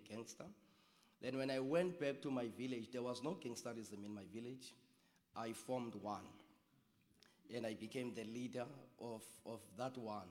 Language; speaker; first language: English; non-native, local second language; Xhosa